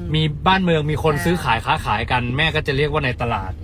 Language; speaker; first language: Thai; native; Thai